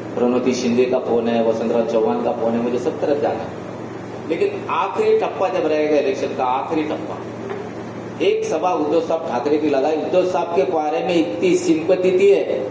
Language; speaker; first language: Hindi; non-native, local second language; Marathi